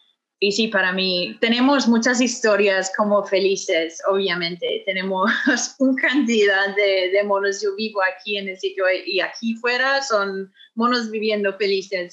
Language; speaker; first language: Spanish; non-native, fluent; English